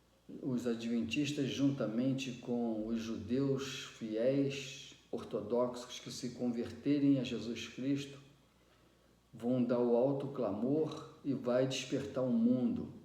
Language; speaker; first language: Portuguese; native; Portuguese